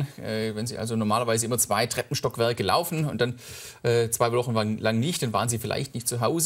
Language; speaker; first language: German; native; German